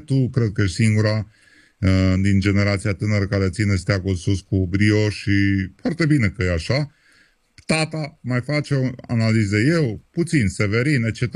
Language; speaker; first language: Romanian; native; Romanian